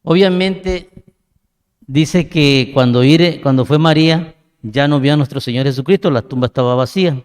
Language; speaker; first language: Spanish; native; Spanish